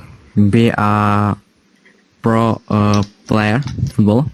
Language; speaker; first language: English; non-native, learner; Slovak